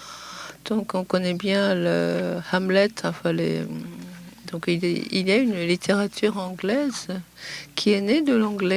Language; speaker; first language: French; non-native, fluent; Japanese